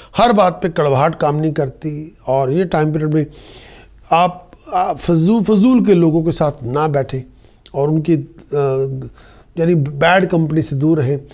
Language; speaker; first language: Hindi; native; Hindi